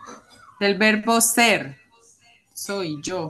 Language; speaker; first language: Spanish; non-native, learner; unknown